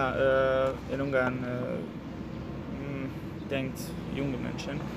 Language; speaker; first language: German; non-native, learner; Hungarian